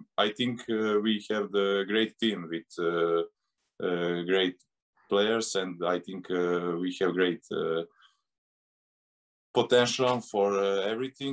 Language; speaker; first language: English; non-native, learner; Serbian